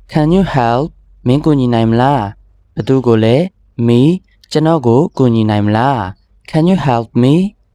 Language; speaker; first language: Burmese; native; Burmese